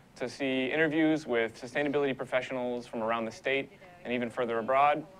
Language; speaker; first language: English; native; English